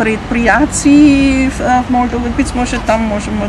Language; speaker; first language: Russian; non-native, fluent; German